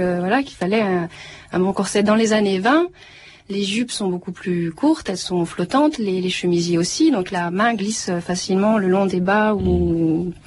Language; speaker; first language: French; native; French